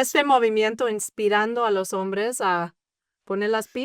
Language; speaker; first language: Spanish; early bilingual, heritage; English